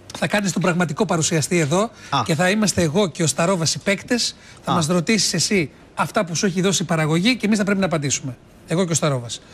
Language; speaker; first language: Greek; native; Greek